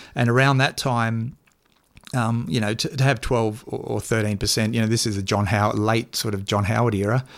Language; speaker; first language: English; native; English